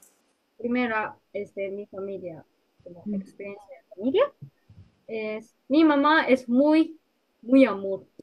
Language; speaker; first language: Spanish; non-native, learner; Japanese